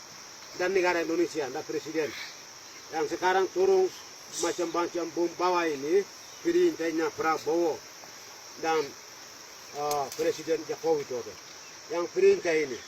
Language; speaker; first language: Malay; non-native, local second language; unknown